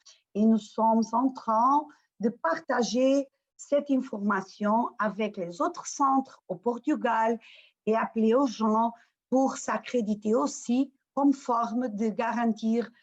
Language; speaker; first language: French; non-native, fluent; Portuguese